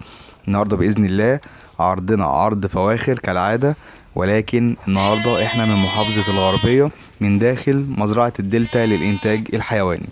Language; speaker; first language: Arabic; native; Arabic